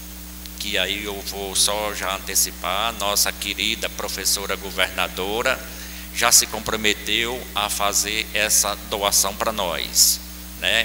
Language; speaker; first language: Portuguese; native; Portuguese